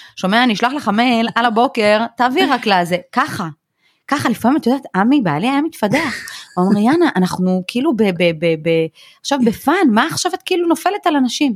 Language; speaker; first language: Hebrew; early bilingual, other home language; Russian